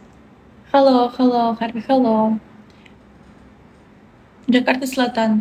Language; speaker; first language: Indonesian; non-native, learner; Russian